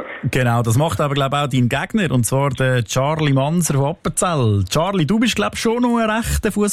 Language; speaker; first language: German; native; German